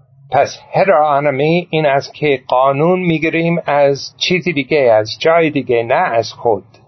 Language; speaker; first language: Persian; non-native, fluent; English